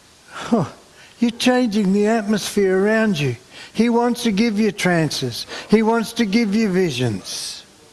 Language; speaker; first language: English; native; English